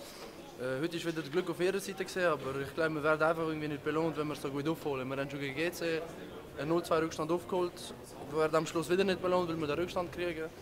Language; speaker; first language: German; native; German